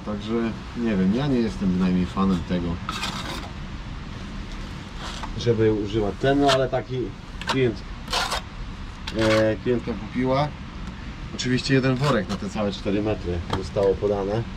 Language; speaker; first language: Polish; native; Polish